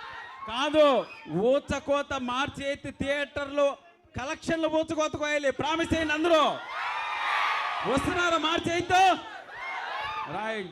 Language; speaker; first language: Telugu; native; Telugu